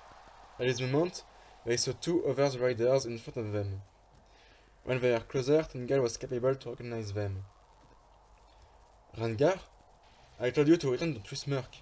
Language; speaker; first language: English; non-native, fluent; French